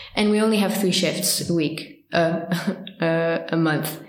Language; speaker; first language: English; early bilingual, heritage; French